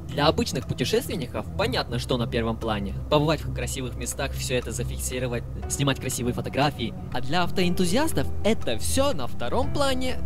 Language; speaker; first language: Russian; non-native, fluent; Turkish